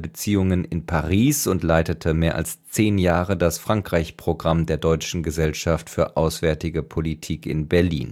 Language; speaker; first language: German; native; German